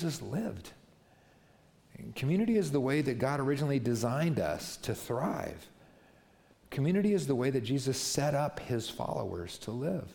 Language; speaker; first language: English; native; English